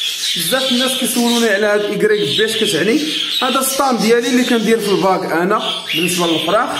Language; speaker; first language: Arabic; native; Arabic